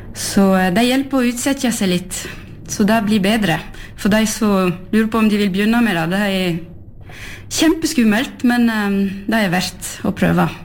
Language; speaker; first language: Norwegian; early bilingual, heritage; French